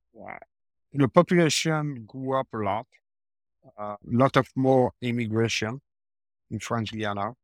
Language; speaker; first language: English; non-native, learner; French